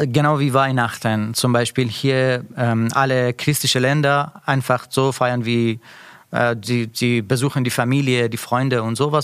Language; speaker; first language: German; non-native, learner; Persian